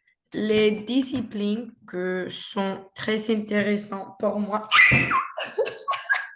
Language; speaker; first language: French; non-native, learner; Spanish